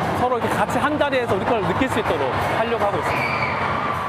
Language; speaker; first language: Korean; native; Korean